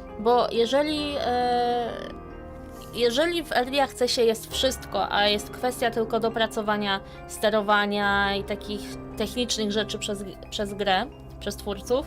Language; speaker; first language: Polish; native; Polish